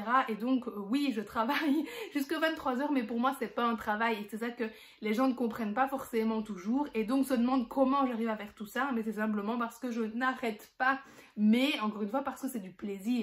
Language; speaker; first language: French; native; French